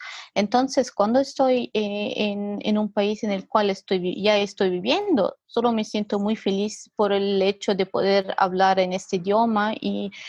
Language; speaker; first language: Spanish; non-native, fluent; Italian